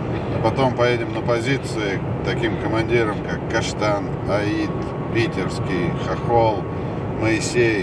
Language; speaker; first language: Russian; native; Russian